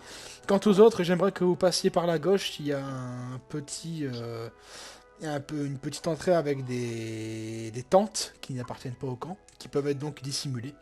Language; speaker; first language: French; native; French